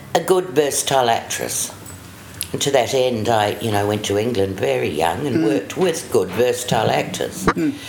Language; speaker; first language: English; native; English